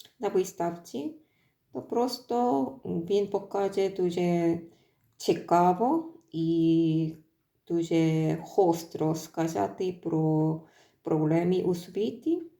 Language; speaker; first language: Ukrainian; non-native, learner; Korean